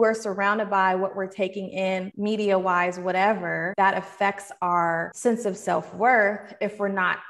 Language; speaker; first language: English; native; English